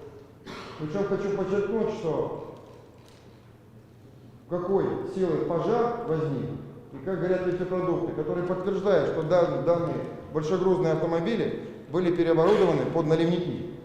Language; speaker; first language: Russian; native; Russian